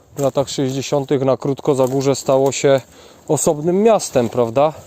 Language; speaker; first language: Polish; native; Polish